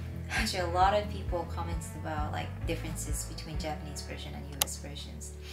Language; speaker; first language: English; non-native, fluent; Japanese